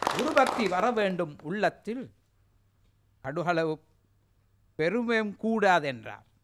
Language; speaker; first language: Tamil; non-native, local second language; Sinhala